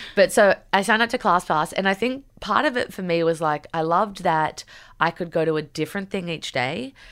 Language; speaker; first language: English; native; English